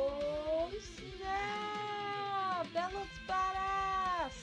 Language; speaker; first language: English; native; English